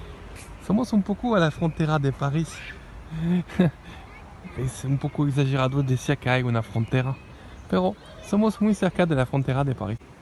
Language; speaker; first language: Spanish; non-native, fluent; French